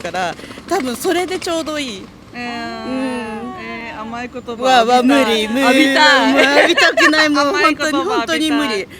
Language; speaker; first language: Japanese; native; Japanese